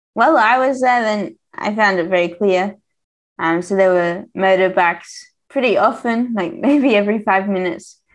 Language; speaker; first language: English; native; English